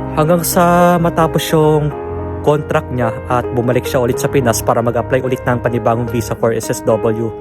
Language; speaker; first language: Filipino; native; Filipino